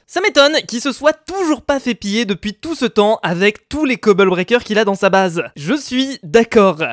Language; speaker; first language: French; native; French